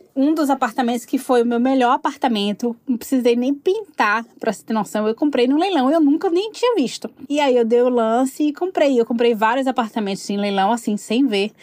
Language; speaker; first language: Portuguese; native; Portuguese